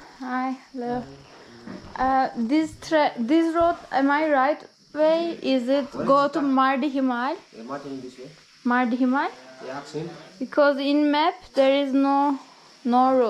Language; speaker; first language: English; non-native, learner; Turkish